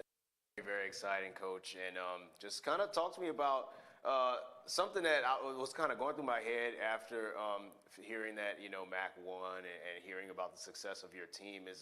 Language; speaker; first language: English; native; English